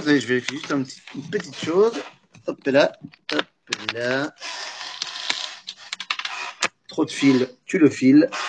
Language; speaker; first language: French; native; French